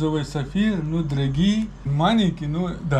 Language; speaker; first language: Russian; non-native, learner; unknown